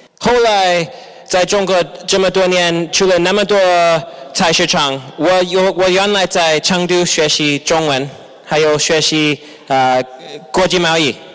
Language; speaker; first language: Chinese; non-native, fluent; English